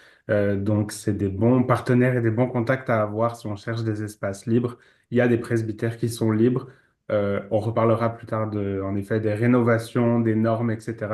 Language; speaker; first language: French; native; French